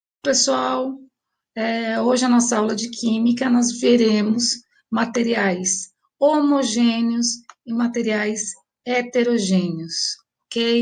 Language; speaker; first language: Portuguese; native; Portuguese